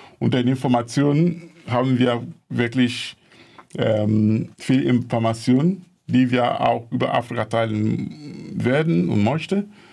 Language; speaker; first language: German; non-native, fluent; Igbo